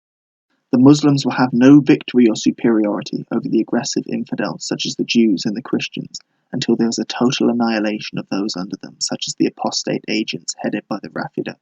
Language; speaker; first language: English; native; English